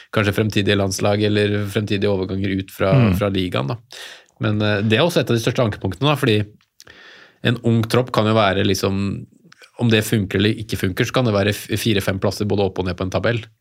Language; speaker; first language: Norwegian; native; Norwegian